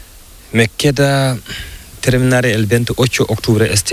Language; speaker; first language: Spanish; non-native, learner; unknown